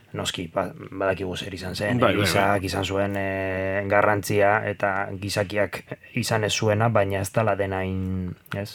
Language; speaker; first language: Basque; non-native, local second language; Spanish